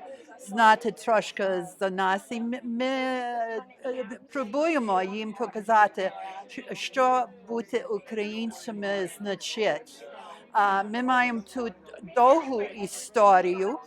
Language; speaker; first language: Ukrainian; early bilingual, heritage; Ukrainian